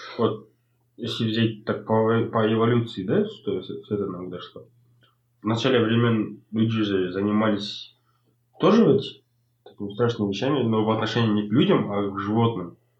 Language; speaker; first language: Russian; non-native, local second language; Kazakh